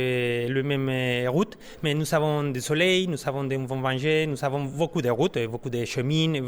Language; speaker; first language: French; non-native, learner; Spanish